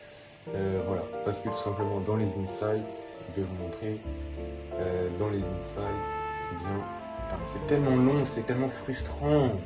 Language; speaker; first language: French; native; French